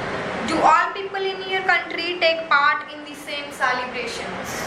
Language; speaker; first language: English; non-native, local second language; Punjabi